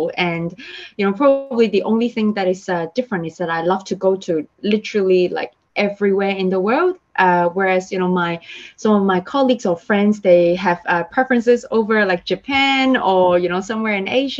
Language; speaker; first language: English; non-native, local second language; Cantonese